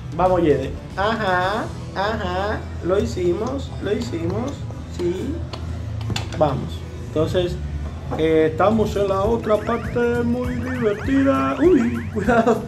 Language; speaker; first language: Spanish; native; Spanish